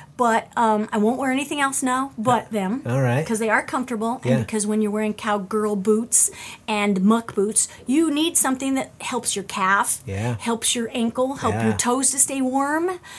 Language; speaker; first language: English; native; English